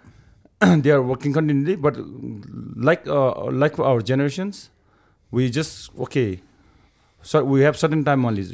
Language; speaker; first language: English; non-native, local second language; Sherpa